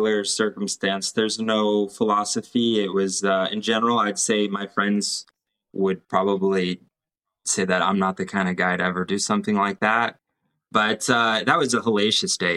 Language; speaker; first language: English; native; English